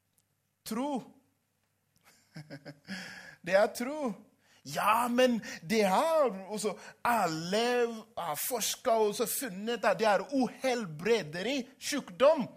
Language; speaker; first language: Norwegian; non-native, fluent; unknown